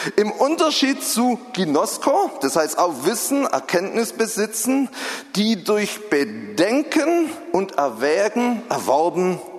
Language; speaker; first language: German; native; German